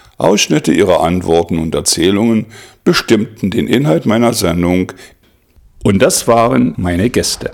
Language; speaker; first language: German; native; German